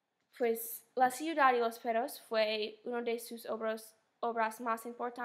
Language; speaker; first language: Spanish; non-native, fluent; English